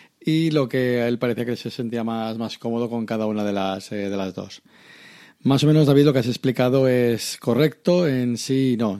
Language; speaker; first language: Spanish; native; Spanish